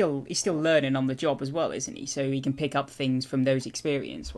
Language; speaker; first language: English; native; English